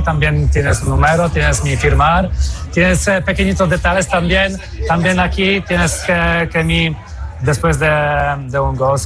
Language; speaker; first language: Spanish; non-native, fluent; Polish